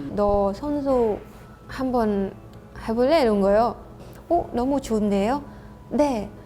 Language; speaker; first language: Korean; non-native, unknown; Khmer